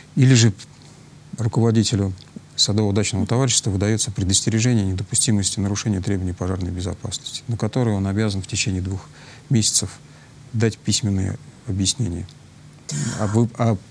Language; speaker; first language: Russian; native; Russian